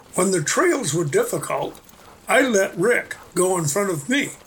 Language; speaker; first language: English; native; English